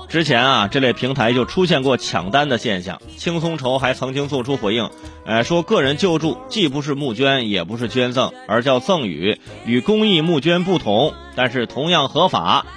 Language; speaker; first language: Chinese; native; Chinese